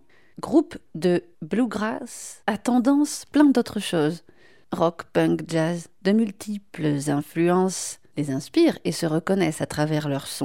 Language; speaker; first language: French; native; French